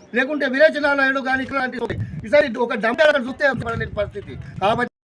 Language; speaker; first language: Telugu; native; Telugu